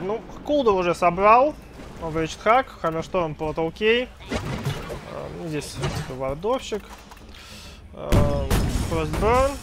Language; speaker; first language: Russian; native; Russian